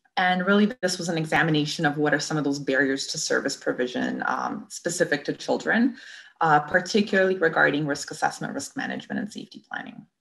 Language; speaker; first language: English; native; English